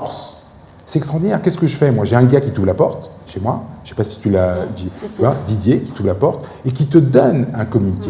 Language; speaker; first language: French; native; French